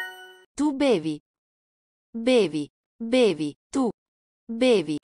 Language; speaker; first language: Italian; non-native, learner; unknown